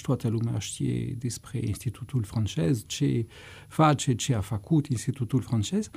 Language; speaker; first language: Romanian; non-native, fluent; French